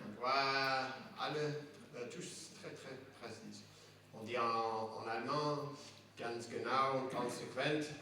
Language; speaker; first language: French; non-native, fluent; English